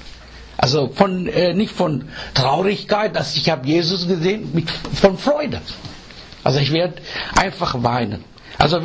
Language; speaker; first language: German; non-native, learner; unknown